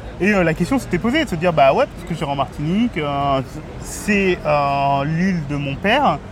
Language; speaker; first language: French; native; French